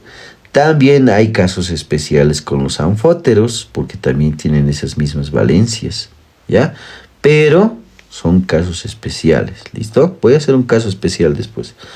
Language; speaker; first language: Spanish; native; Spanish